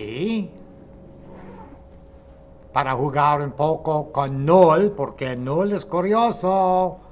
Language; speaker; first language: Spanish; non-native, fluent; English